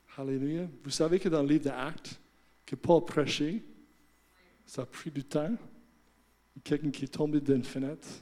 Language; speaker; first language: French; non-native, fluent; English